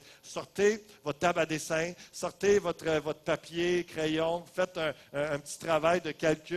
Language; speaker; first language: French; native; French